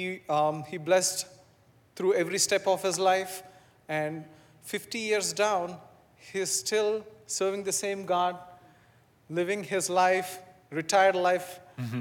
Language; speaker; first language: English; non-native, local second language; Telugu